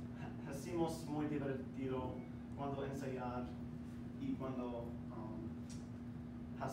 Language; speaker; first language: Spanish; non-native, learner; English